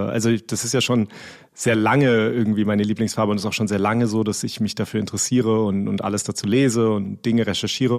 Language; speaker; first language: German; native; German